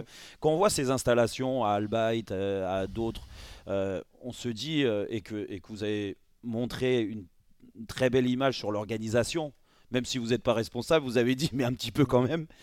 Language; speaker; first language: French; native; French